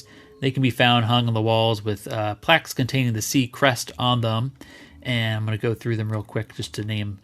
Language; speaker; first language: English; native; English